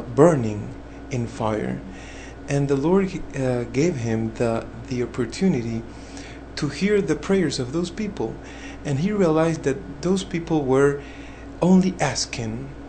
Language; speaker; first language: English; non-native, fluent; Spanish